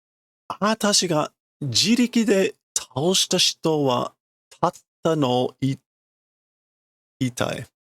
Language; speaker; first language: Japanese; non-native, learner; English